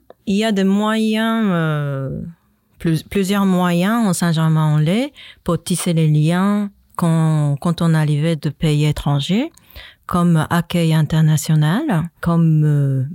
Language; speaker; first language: French; non-native, fluent; Japanese